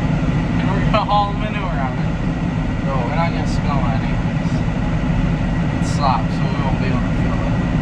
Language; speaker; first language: English; native; English